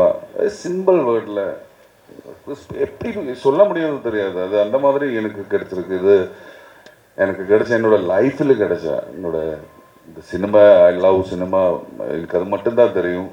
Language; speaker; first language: Tamil; non-native, learner; Malayalam